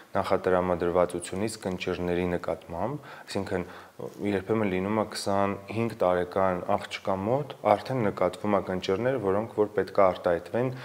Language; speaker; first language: Armenian; native; Armenian